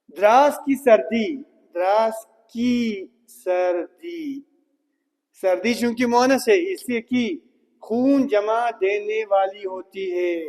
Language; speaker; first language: Urdu; non-native, local second language; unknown